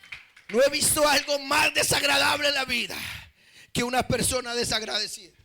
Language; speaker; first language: Spanish; native; Spanish